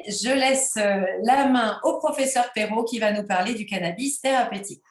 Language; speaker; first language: French; native; French